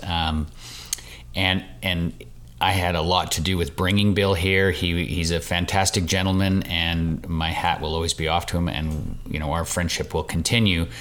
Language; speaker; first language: English; native; English